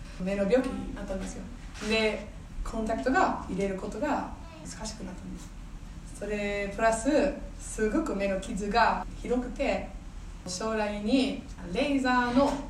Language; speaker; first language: Japanese; non-native, fluent; English